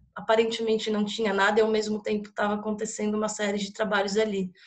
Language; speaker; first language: Portuguese; native; Portuguese